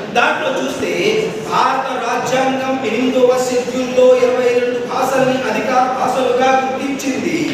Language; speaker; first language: Telugu; non-native, local second language; Odia